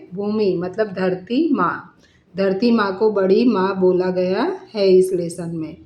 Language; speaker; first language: Hindi; non-native, local second language; Marathi